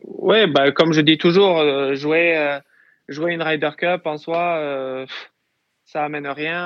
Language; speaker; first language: French; native; French